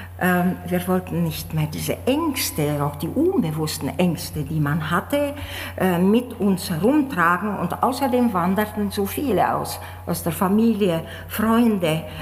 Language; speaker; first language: German; native; German